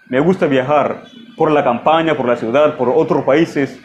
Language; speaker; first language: Spanish; non-native, fluent; Swahili